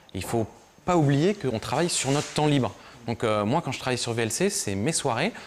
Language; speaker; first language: French; native; French